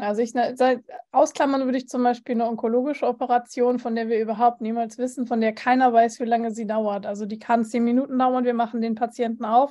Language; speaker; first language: German; native; German